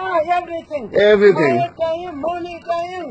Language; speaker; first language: English; non-native, learner; Nepali